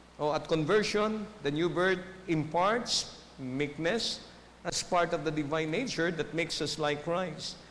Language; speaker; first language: English; non-native, local second language; Filipino